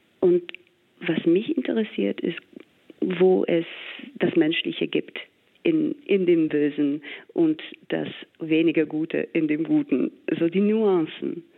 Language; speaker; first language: German; non-native, fluent; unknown